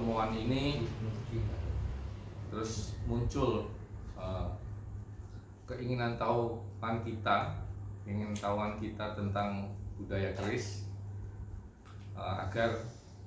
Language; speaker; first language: Indonesian; native; Indonesian